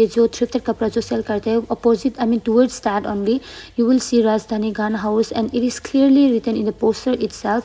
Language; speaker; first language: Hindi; non-native, local second language; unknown